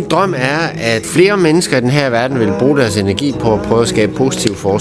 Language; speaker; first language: Danish; native; Danish